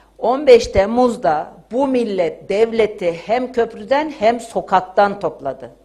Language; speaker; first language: Turkish; native; Turkish